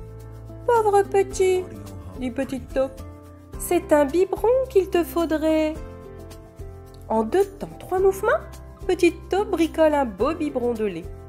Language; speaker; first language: French; native; French